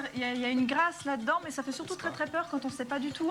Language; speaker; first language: French; native; French